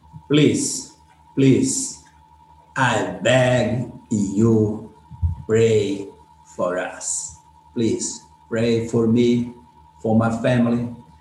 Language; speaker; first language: English; non-native, learner; Portuguese